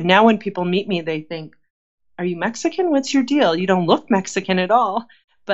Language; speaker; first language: English; native; English